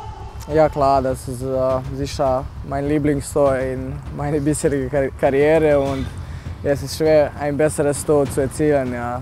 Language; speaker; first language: German; non-native, fluent; Serbian